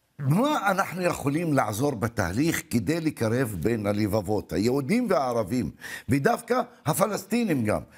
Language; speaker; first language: Hebrew; non-native, local second language; Arabic